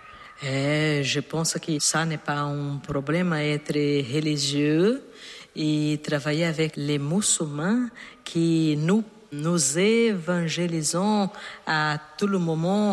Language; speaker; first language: French; non-native, learner; Portuguese